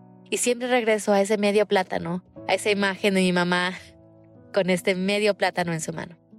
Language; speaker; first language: Spanish; early bilingual, heritage; Spanish